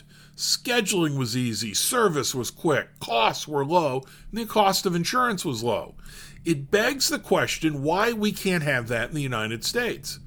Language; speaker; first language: English; native; English